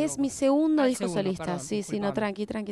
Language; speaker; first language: Spanish; native; Spanish